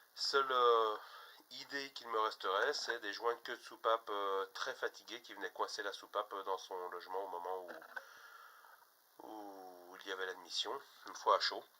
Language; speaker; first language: French; native; French